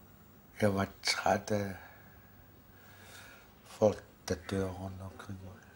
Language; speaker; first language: Danish; non-native, local second language; Kalaallisut